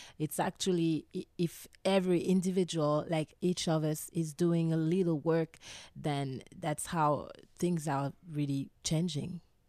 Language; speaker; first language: English; non-native, fluent; French